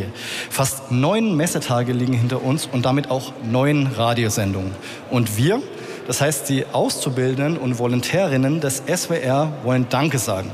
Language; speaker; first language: German; native; German